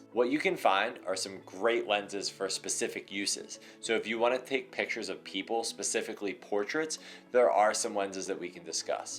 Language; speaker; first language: English; native; English